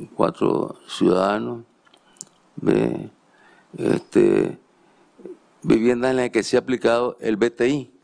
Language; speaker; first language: Spanish; native; Spanish